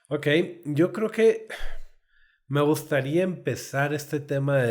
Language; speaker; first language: Spanish; native; Spanish